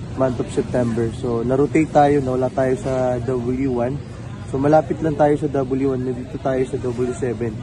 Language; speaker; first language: Filipino; non-native, local second language; Maranao